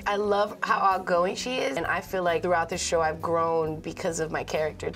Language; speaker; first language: English; native; English